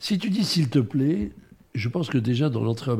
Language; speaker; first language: French; native; French